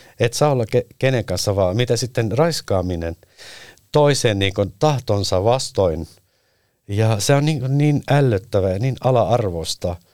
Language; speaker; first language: Finnish; non-native, fluent; Turkish